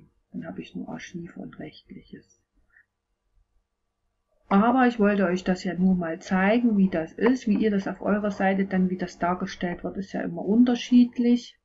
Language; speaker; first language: German; native; German